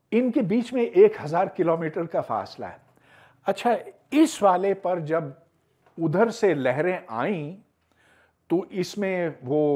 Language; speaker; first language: Urdu; native; Urdu